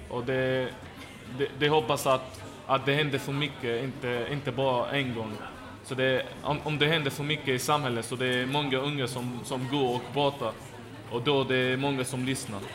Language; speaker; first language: Swedish; non-native, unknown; Arabic